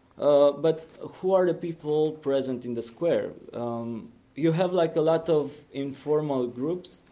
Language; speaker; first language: English; non-native, fluent; Romanian